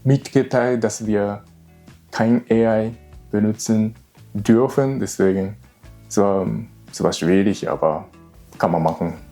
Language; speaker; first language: German; non-native, learner; Japanese